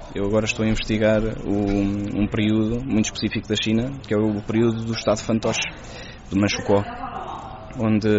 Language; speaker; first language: Portuguese; native; Portuguese